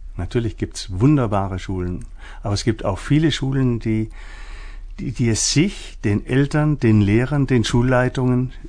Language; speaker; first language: German; native; German